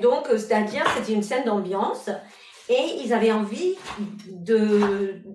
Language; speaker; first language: French; non-native, fluent; English